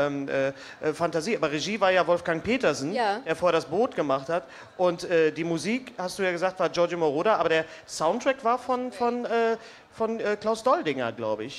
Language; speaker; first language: German; native; German